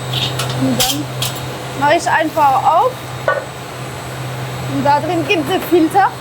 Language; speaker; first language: German; non-native, fluent; French